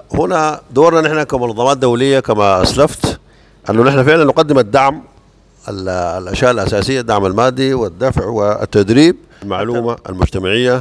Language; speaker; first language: Arabic; native; Arabic